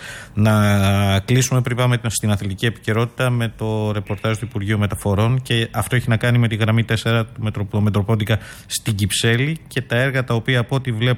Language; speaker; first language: Greek; native; Greek